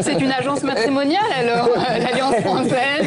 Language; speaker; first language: French; native; French